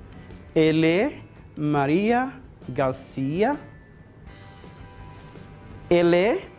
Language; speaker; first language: French; non-native, fluent; Spanish